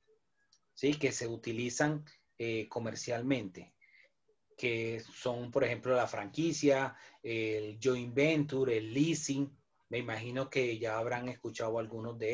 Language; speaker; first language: Spanish; native; Spanish